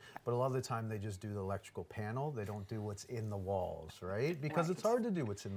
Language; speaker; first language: English; native; English